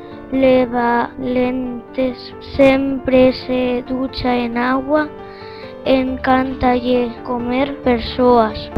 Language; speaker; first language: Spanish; non-native, local second language; Galician